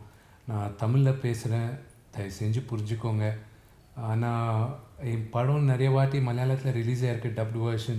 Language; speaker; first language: Tamil; non-native, local second language; Telugu